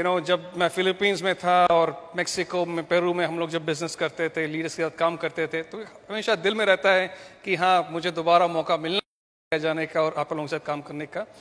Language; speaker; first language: Hindi; non-native, local second language; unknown